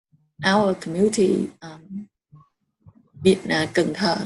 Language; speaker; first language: English; non-native, fluent; Vietnamese